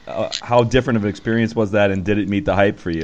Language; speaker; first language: English; native; English